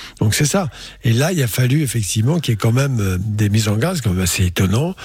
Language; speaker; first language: French; native; French